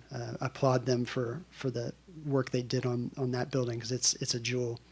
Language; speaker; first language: English; native; English